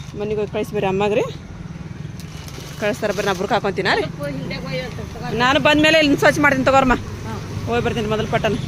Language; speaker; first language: Kannada; non-native, local second language; Urdu